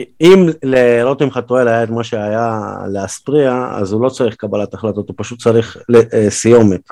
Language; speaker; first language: Hebrew; early bilingual, other home language; Russian